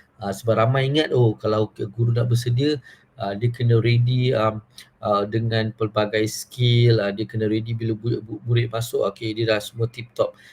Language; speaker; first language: Malay; non-native, local second language; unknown